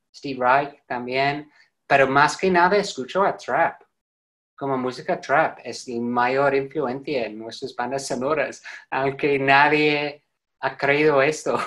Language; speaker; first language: Spanish; non-native, fluent; English